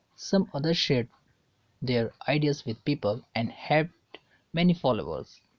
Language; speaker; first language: English; non-native, local second language; Hindi